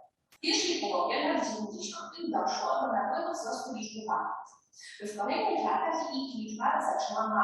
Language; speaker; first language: Polish; native; Polish